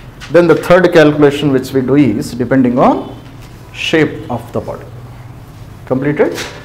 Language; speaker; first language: English; non-native, local second language; Telugu